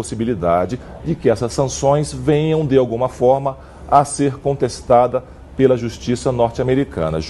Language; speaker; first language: Portuguese; native; Portuguese